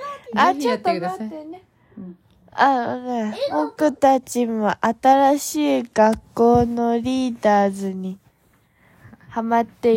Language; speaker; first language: Japanese; early bilingual, other home language; Korean